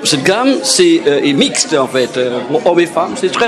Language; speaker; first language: French; native; French